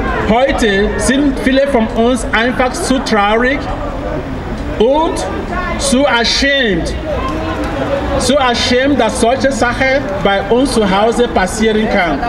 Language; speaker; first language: German; non-native, fluent; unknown